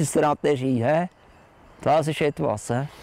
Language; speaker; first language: German; non-native, local second language; French